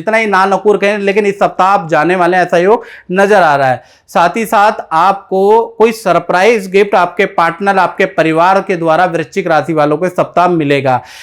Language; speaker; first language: Hindi; native; Hindi